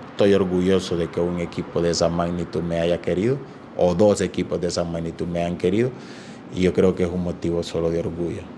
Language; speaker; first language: Spanish; native; Spanish